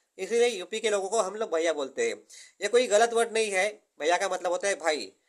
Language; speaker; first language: Hindi; non-native, local second language; Marathi